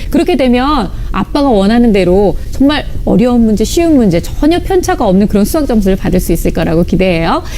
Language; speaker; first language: Korean; native; Korean